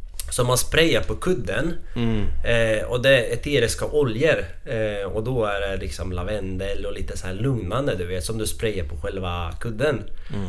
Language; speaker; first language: Swedish; non-native, fluent; Latvian